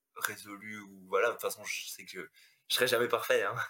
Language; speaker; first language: French; native; French